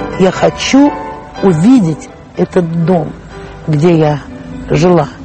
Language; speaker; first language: Russian; native; Russian